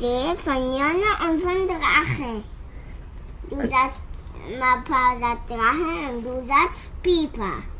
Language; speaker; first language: German; early bilingual, heritage; German